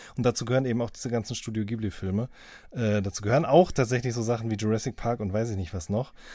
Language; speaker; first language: German; native; German